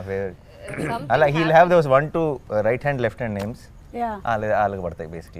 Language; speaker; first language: Telugu; native; Telugu